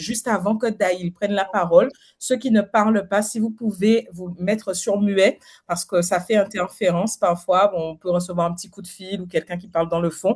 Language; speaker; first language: French; native; French